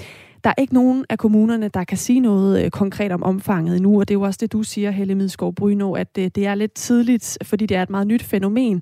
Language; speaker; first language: Danish; native; Danish